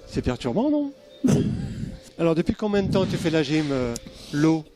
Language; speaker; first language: French; native; French